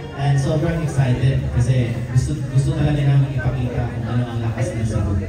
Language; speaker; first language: Filipino; non-native, local second language; Cebuano